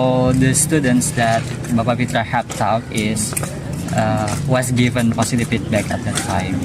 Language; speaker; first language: English; non-native, learner; Indonesian